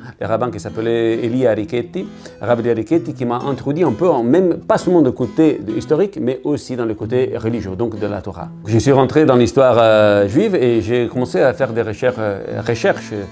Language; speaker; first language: French; non-native, learner; Italian